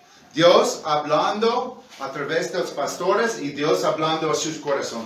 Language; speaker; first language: Spanish; non-native, fluent; English